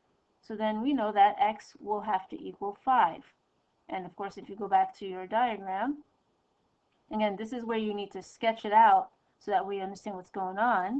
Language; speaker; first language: English; native; English